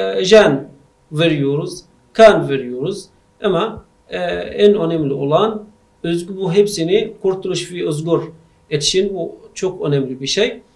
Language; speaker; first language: Turkish; non-native, fluent; Arabic